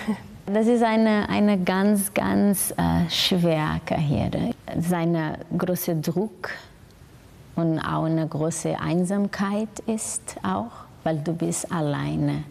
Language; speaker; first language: German; non-native, fluent; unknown